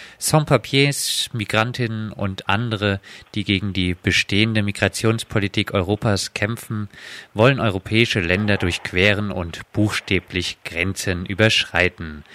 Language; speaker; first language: German; native; German